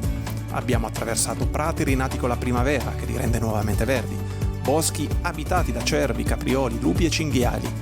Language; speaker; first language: Italian; native; Italian